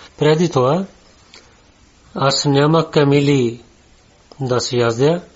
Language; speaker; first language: Bulgarian; non-native, learner; Urdu